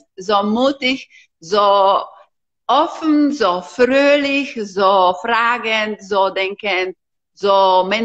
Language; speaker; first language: German; non-native, fluent; Slovak